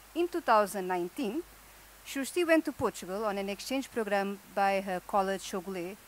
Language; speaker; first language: English; non-native, local second language; Portuguese